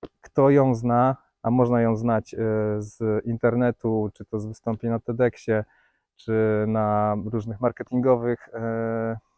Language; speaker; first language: Polish; native; Polish